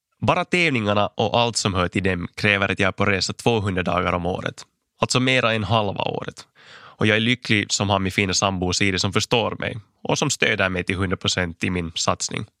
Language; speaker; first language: Swedish; native; Swedish